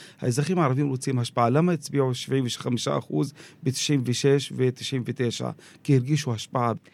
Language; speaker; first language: Hebrew; non-native, local second language; Arabic